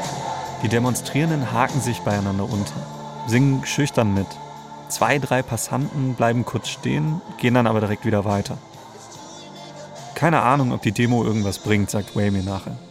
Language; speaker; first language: German; native; German